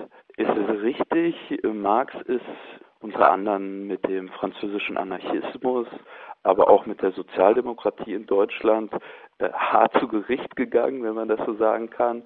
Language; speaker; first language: German; native; German